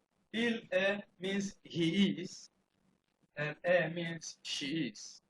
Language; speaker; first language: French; non-native, fluent; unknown